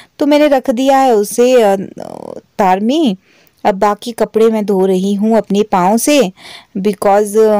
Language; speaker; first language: Hindi; native; Hindi